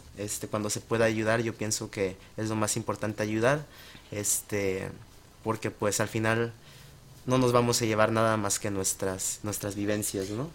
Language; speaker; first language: Spanish; native; Spanish